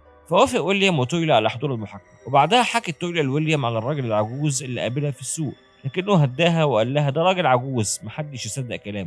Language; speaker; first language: Arabic; native; Arabic